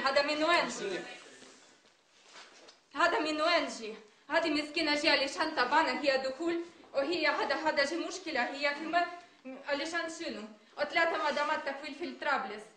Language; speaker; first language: Arabic; non-native, learner; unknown